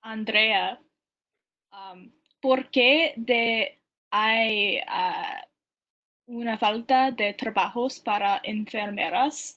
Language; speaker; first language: Spanish; non-native, learner; English